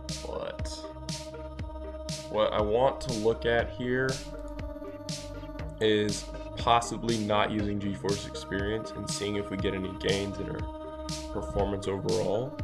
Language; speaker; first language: English; native; English